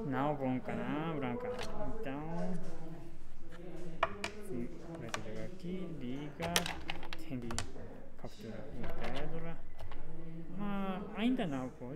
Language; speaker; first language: Portuguese; non-native, learner; Japanese